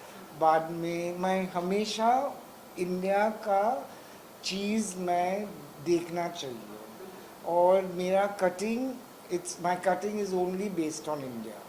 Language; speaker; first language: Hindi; non-native, local second language; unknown